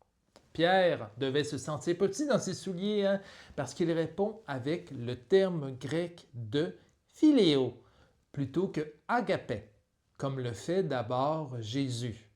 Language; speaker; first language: French; native; French